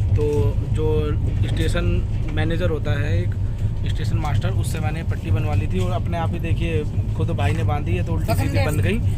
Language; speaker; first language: Hindi; native; Hindi